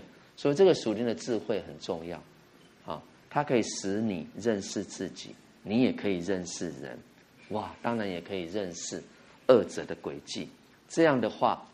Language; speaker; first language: Chinese; native; Chinese